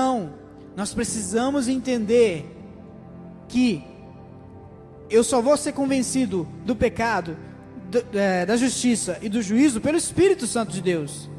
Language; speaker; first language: Portuguese; native; Portuguese